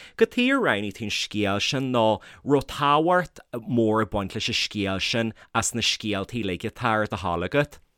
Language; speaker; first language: Irish; native; Irish